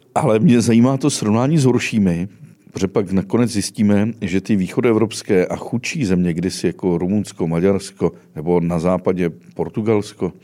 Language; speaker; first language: Czech; native; Czech